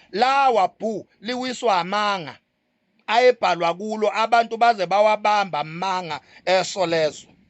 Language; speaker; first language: Zulu; native; Zulu